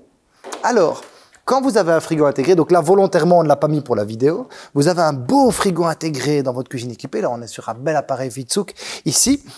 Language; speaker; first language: French; native; French